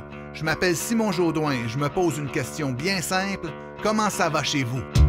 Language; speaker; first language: French; native; French